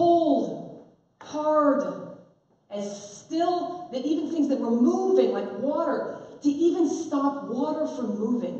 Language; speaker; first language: English; native; English